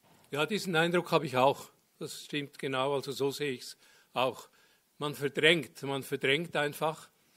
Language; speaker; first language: German; native; German